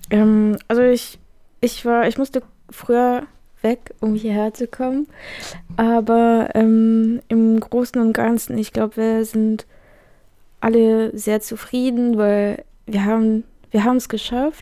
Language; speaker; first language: German; non-native, fluent; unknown